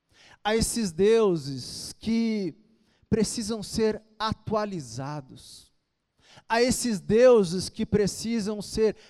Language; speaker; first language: Portuguese; native; Portuguese